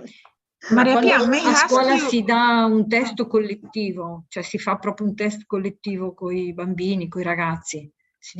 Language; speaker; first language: Italian; native; Italian